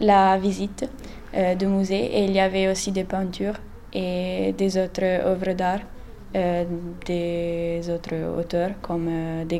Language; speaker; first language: French; non-native, learner; Italian